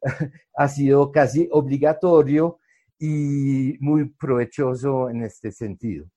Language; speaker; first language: Spanish; non-native, fluent; French